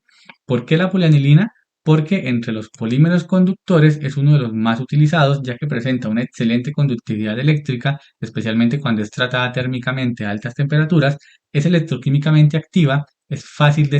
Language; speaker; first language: Spanish; native; Spanish